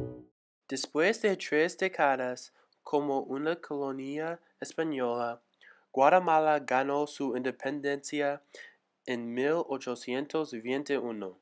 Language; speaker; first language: Spanish; non-native, learner; English